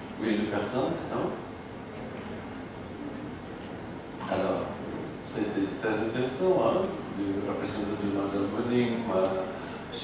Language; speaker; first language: French; non-native, fluent; Indonesian